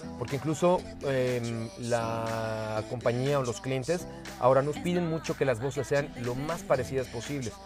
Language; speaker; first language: Spanish; native; Spanish